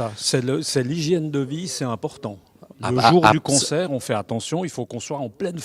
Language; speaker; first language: French; native; French